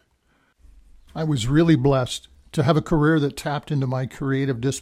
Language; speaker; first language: English; native; English